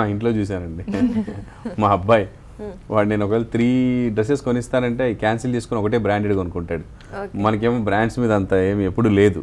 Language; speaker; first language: Telugu; native; Telugu